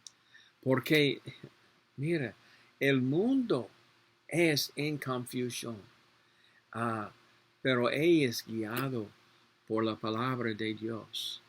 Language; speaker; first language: Spanish; non-native, learner; English